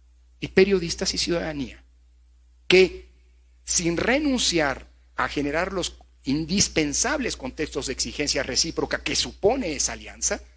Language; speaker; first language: Spanish; native; Spanish